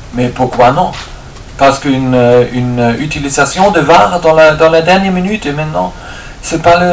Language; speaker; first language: French; non-native, fluent; German